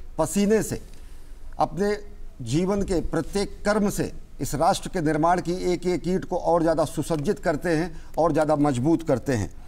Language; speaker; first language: Hindi; native; Hindi